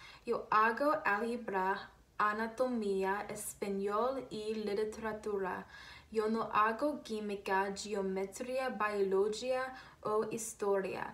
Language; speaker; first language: Spanish; non-native, learner; English